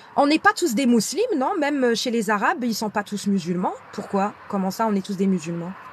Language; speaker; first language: French; non-native, local second language; Arabic